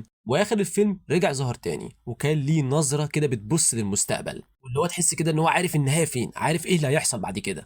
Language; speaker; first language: Arabic; native; Arabic